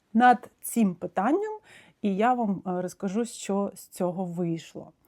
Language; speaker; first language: Ukrainian; non-native, local second language; Russian